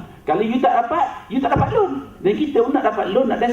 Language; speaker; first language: Malay; native; Malay